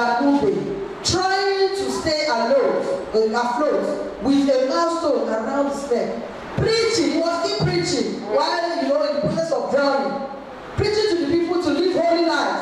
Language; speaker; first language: English; non-native, local second language; Yoruba